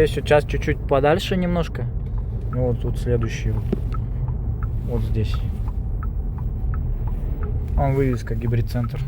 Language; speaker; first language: Russian; native; Russian